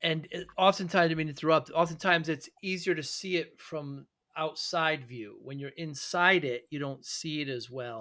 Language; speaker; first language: English; native; English